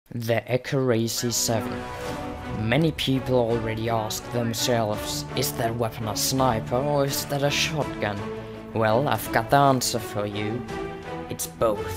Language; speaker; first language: English; non-native, fluent; Swiss German